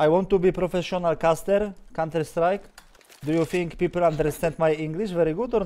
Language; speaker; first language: English; non-native, learner; Polish